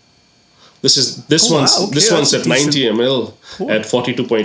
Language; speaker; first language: English; non-native, local second language; Konkani